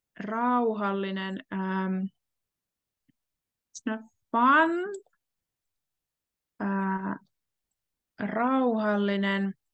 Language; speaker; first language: Finnish; native; Finnish